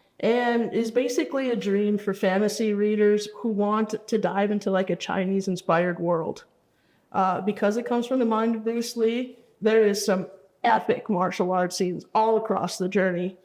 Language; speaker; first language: English; native; English